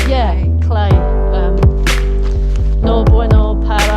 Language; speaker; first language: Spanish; non-native, learner; English